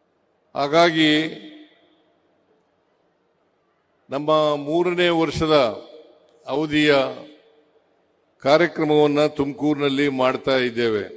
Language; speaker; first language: Kannada; native; Kannada